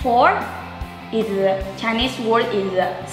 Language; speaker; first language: English; non-native, learner; Chinese